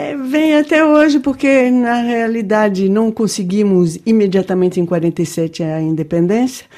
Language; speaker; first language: Portuguese; non-native, fluent; French